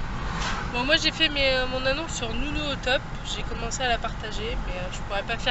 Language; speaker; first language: French; native; French